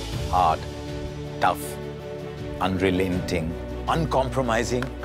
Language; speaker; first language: English; non-native, local second language; Hindi